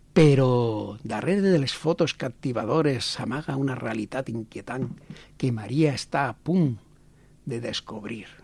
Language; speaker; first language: Catalan; non-native, local second language; Spanish